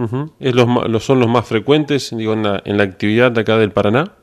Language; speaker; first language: Spanish; native; Spanish